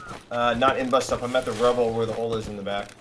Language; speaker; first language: English; native; English